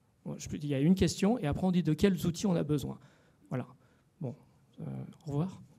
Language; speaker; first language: French; native; French